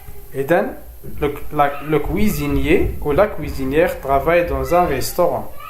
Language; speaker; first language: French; non-native, fluent; Arabic